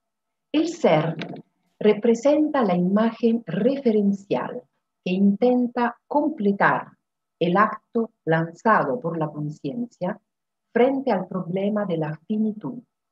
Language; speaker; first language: Spanish; non-native, fluent; Italian